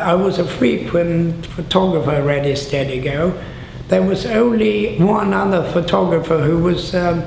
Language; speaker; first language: English; non-native, fluent; Swedish